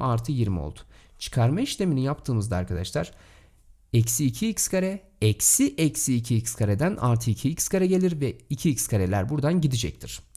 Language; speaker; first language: Turkish; native; Turkish